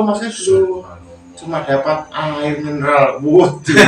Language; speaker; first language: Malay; non-native, local second language; Javanese